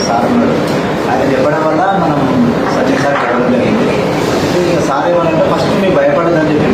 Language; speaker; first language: Telugu; native; Telugu